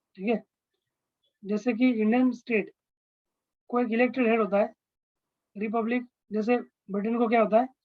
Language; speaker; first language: Hindi; non-native, local second language; Marathi